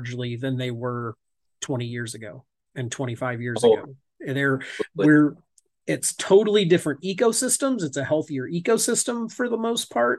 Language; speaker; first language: English; native; English